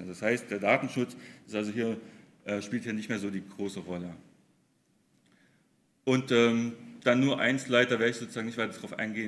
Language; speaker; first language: German; native; German